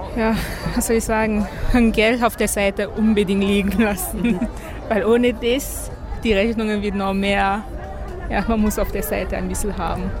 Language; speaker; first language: German; non-native, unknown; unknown